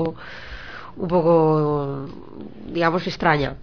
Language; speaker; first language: Spanish; native; Spanish